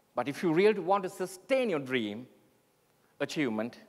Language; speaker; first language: English; non-native, local second language; Sinhala